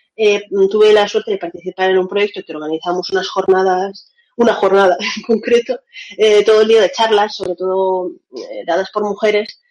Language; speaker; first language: Spanish; early bilingual, other home language; Russian